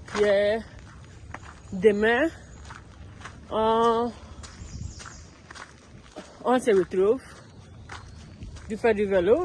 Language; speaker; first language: French; non-native, learner; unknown